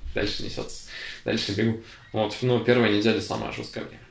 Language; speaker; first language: Russian; native; Russian